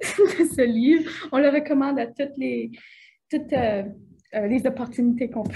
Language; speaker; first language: French; native; French